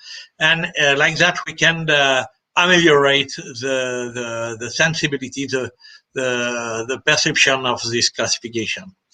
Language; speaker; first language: English; non-native, fluent; French